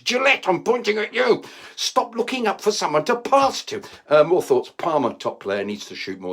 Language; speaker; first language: English; native; English